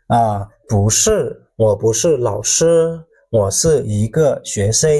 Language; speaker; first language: Chinese; non-native, fluent; Burmese